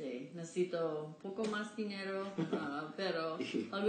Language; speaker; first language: Spanish; non-native, learner; English